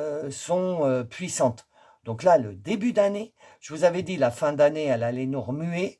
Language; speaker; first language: French; native; French